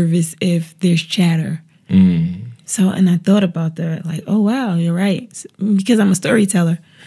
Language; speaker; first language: English; native; English